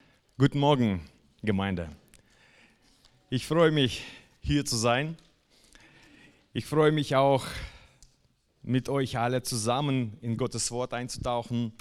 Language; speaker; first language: German; non-native, fluent; Russian